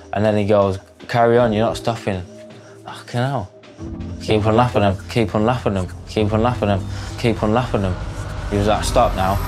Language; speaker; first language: English; native; English